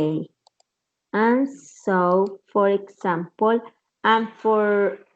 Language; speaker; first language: English; non-native, learner; Spanish